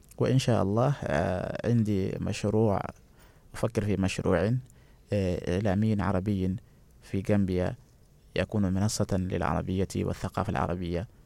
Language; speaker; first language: Arabic; non-native, fluent; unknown